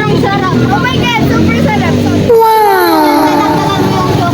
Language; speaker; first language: Filipino; native; Filipino